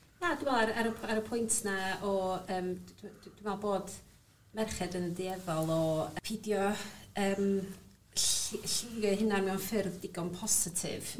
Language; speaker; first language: Welsh; native; Welsh